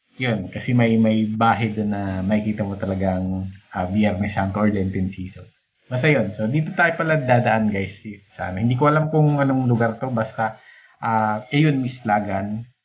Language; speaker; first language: Filipino; non-native, local second language; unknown